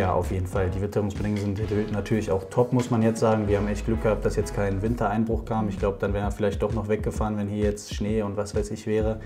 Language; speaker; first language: German; native; German